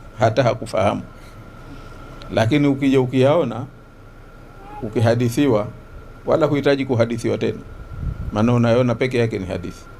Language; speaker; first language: Swahili; native; Swahili